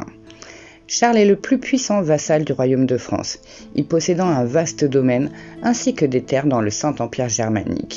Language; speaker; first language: French; native; French